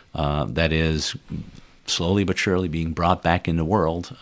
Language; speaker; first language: English; non-native, fluent; Dutch